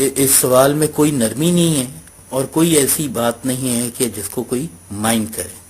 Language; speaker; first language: Urdu; non-native, local second language; Punjabi